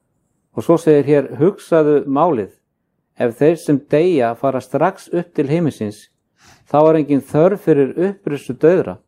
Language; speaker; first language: Icelandic; native; Icelandic